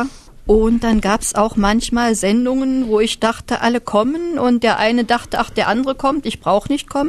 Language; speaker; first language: German; native; German